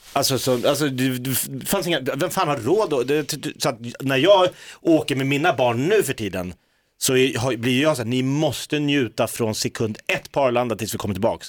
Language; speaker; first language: Swedish; native; Swedish